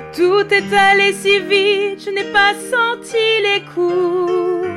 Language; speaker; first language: French; native; French